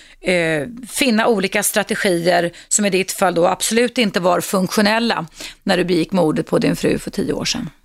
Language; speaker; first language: Swedish; native; Swedish